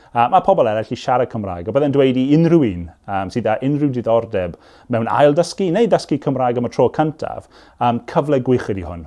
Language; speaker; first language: Welsh; non-native, local second language; English